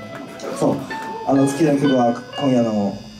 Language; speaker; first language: Japanese; non-native, learner; Chinese